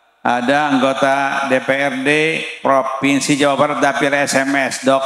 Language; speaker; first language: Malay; non-native, local second language; Sundanese